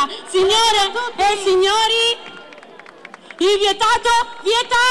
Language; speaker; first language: Italian; native; Italian